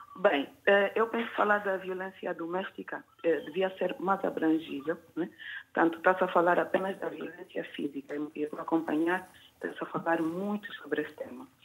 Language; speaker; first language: Portuguese; native; Portuguese